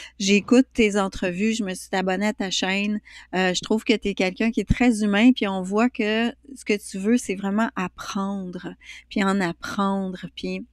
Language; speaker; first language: French; native; French